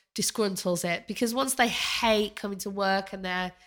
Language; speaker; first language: English; native; English